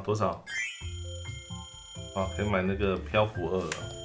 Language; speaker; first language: Chinese; native; Chinese